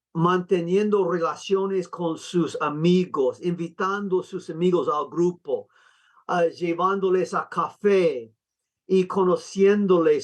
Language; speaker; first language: Spanish; non-native, fluent; English